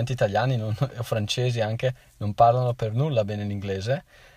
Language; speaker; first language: Italian; native; Italian